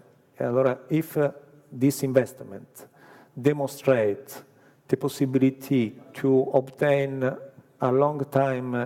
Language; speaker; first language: English; non-native, learner; Italian